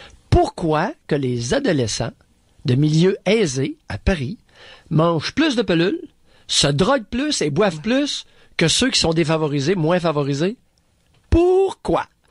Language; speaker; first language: French; native; French